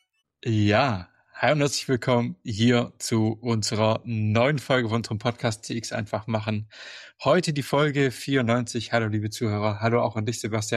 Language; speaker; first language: German; native; German